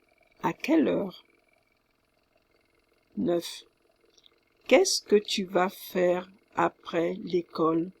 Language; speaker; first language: French; non-native, fluent; English